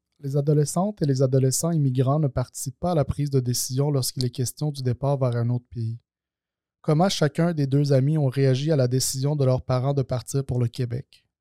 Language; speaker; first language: French; native; French